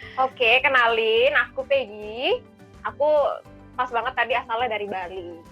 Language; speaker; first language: Indonesian; native; Indonesian